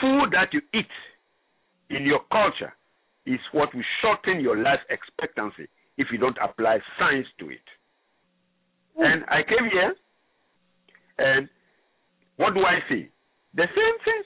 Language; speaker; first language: English; non-native, local second language; French